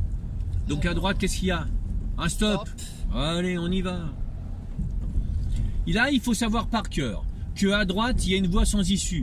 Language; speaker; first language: French; native; French